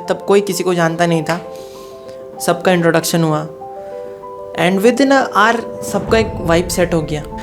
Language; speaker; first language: Hindi; non-native, local second language; Marathi